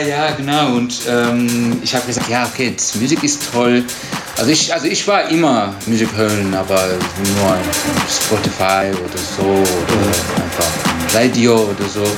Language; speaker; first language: German; non-native, learner; Turkish